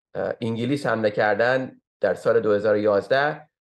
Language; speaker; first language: Persian; early bilingual, heritage; Persian